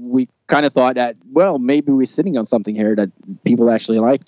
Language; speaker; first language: English; non-native, fluent; Norwegian